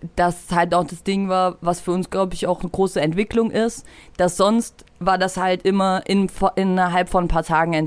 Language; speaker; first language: German; native; German